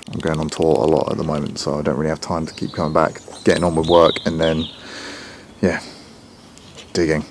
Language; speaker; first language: English; native; English